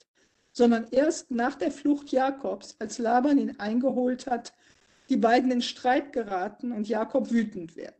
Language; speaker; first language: German; native; German